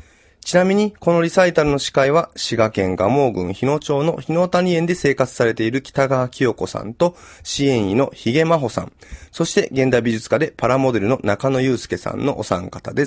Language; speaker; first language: Japanese; native; Japanese